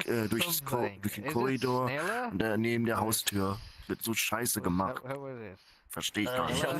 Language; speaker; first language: German; non-native, fluent; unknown